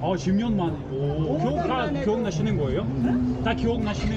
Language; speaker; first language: Korean; non-native, fluent; Russian